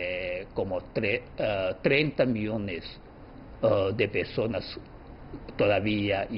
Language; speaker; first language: Spanish; non-native, fluent; Chinese